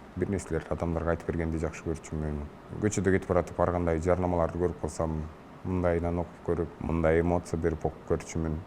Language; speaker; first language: Kyrgyz; native; Kyrgyz